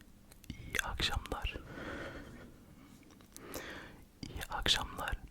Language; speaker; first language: Turkish; early bilingual, heritage; Turkish